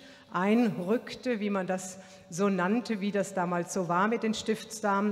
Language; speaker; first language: German; native; German